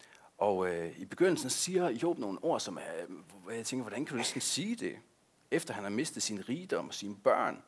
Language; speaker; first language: Danish; native; Danish